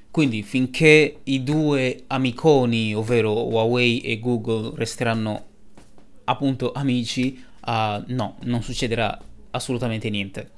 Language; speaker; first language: Italian; early bilingual, other home language; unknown